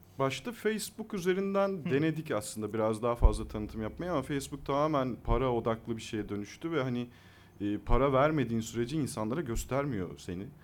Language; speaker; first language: Turkish; native; Turkish